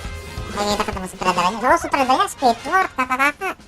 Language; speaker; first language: Indonesian; native; Indonesian